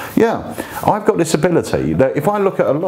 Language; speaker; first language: English; native; English